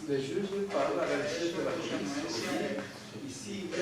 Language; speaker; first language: French; non-native, learner; Spanish